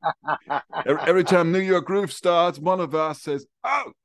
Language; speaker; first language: English; non-native, fluent; German